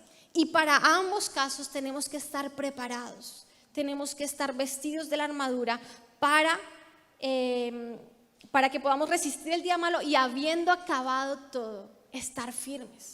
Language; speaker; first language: Spanish; native; Spanish